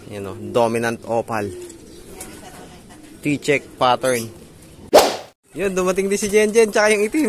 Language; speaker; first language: Filipino; native; Filipino